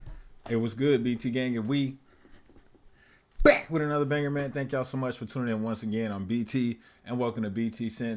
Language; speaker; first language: English; native; English